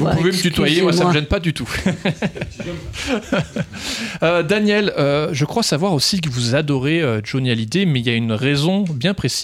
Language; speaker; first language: French; native; French